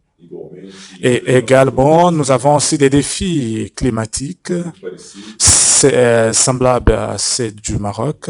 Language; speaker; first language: French; non-native, fluent; Portuguese